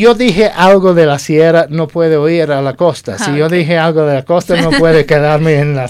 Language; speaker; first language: Spanish; non-native, fluent; English